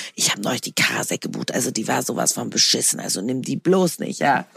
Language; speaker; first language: German; native; German